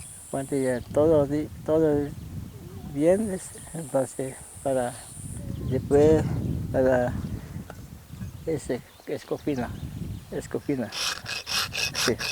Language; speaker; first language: Spanish; non-native, local second language; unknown